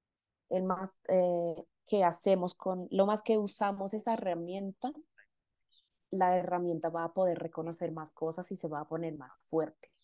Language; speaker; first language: Spanish; non-native, fluent; Indonesian